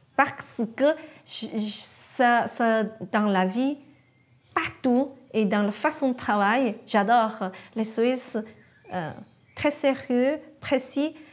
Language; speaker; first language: French; non-native, learner; Chinese